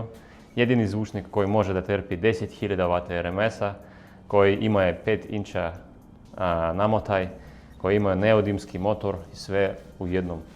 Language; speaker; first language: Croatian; non-native, fluent; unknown